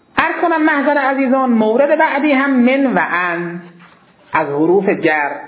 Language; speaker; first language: Persian; native; Persian